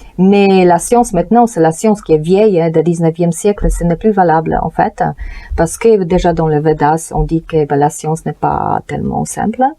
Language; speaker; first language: French; non-native, fluent; Polish